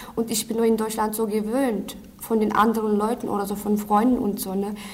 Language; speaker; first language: German; early bilingual, other home language; Turkish